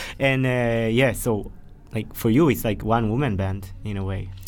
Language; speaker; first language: English; non-native, fluent; Hebrew